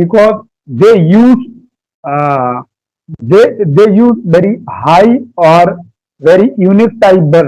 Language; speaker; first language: English; non-native, learner; Hindi